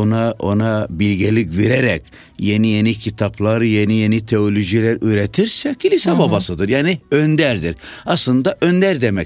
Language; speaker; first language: Turkish; non-native, local second language; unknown